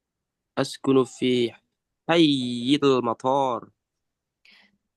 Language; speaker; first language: Arabic; non-native, learner; Indonesian